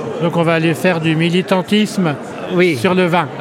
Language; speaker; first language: French; native; French